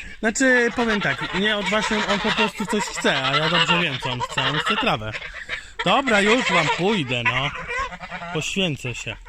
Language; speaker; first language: Polish; native; Polish